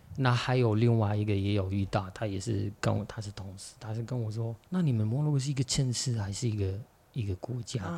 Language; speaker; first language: Chinese; non-native, fluent; Arabic